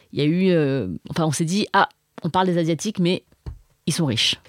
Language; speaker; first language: French; native; French